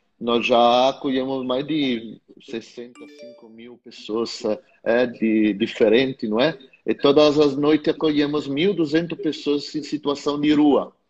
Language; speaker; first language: Portuguese; non-native, fluent; Italian